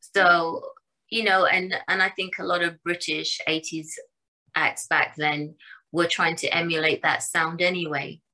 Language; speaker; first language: English; native; English